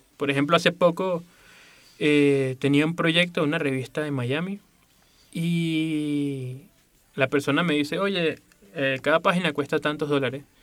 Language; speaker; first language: Spanish; native; Spanish